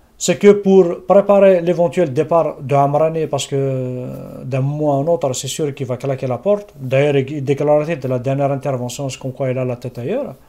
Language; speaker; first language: French; non-native, local second language; Kabyle